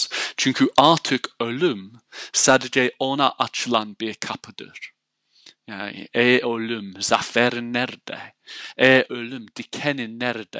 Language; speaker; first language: Turkish; non-native, fluent; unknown